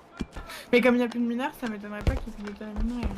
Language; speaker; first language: French; native; French